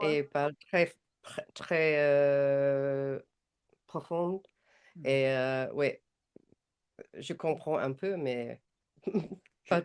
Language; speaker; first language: French; non-native, learner; English